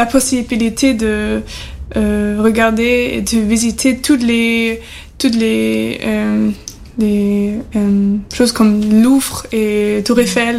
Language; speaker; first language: French; non-native, learner; German